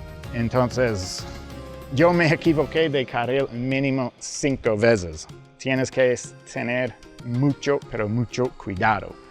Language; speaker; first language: Spanish; early bilingual, heritage; English